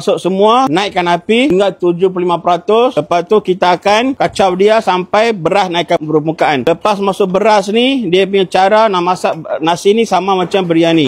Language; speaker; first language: Malay; native; Malay